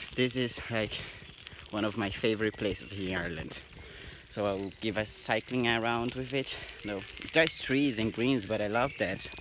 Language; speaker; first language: English; non-native, fluent; Portuguese